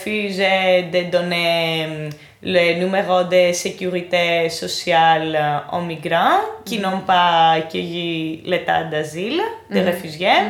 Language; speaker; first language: French; non-native, fluent; Greek